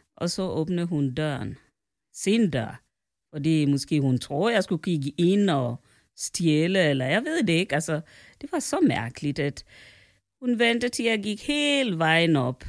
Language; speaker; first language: Danish; non-native, fluent; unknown